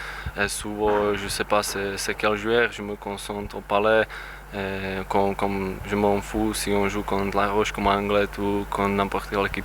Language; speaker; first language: French; non-native, fluent; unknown